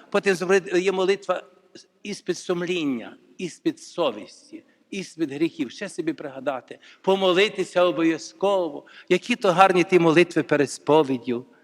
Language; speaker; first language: Ukrainian; native; Ukrainian